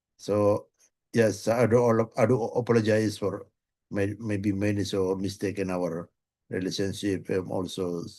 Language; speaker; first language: English; non-native, learner; Indonesian